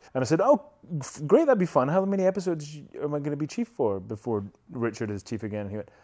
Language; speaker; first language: English; native; English